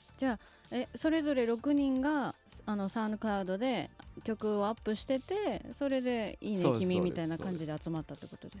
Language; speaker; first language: Japanese; native; Japanese